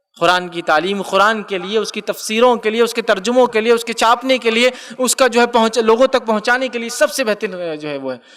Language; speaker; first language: Urdu; native; Urdu